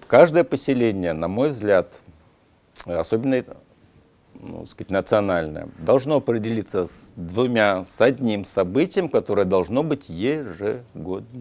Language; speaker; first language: Russian; native; Russian